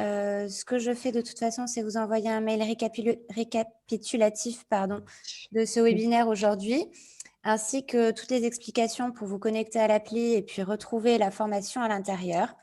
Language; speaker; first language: French; native; French